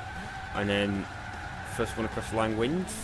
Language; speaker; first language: English; native; English